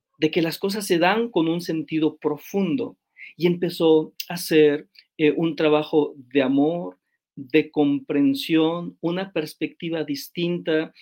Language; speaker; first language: Spanish; native; Spanish